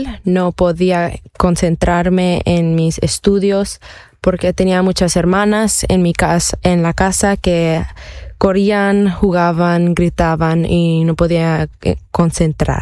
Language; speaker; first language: Spanish; early bilingual, heritage; Spanish